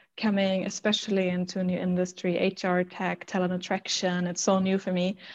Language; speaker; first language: English; non-native, fluent; German